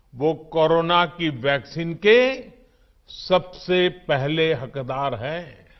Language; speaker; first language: Hindi; non-native, local second language; Gujarati